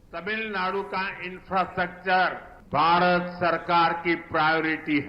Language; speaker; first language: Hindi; non-native, local second language; Gujarati